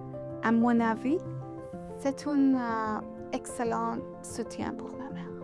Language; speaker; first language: French; non-native, learner; Persian